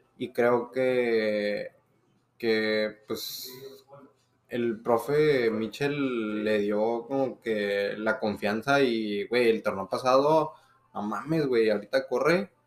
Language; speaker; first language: Spanish; native; Spanish